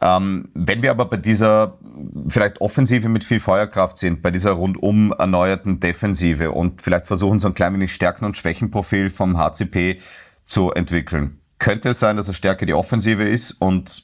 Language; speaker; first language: German; native; German